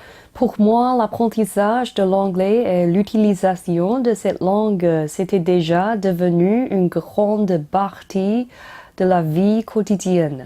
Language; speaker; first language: French; non-native, learner; Chinese